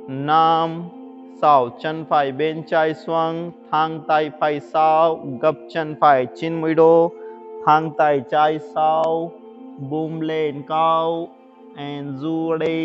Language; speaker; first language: Vietnamese; non-native, learner; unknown